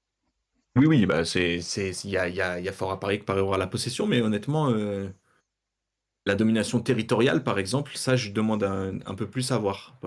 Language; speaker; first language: French; native; French